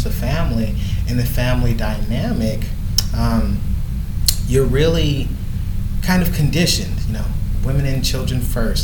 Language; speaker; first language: English; native; English